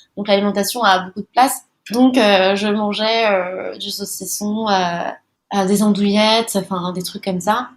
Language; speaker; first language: French; early bilingual, other home language; Malagasy